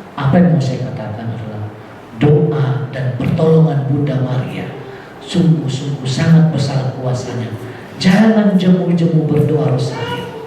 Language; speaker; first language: Indonesian; non-native, local second language; Batak Toba